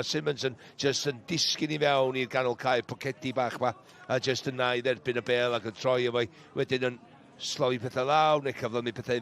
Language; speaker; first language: Welsh; native; Welsh